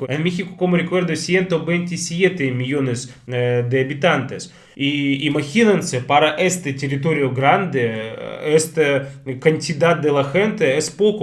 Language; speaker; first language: Spanish; non-native, fluent; Russian